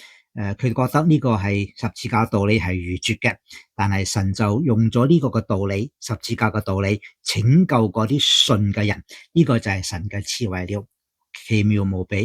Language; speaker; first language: Cantonese; native; Cantonese